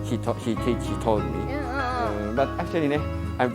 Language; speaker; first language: English; non-native, learner; Japanese